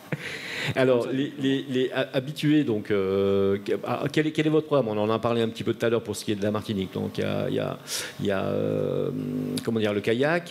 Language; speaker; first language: French; native; French